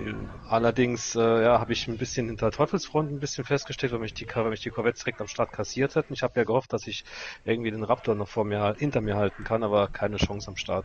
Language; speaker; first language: German; native; German